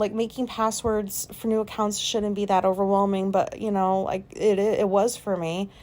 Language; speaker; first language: English; native; English